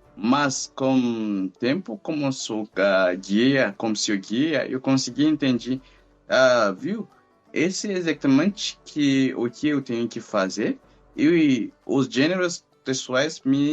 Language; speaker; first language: Portuguese; non-native, fluent; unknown